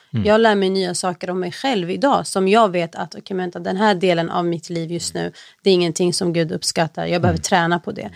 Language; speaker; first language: Swedish; early bilingual, other home language; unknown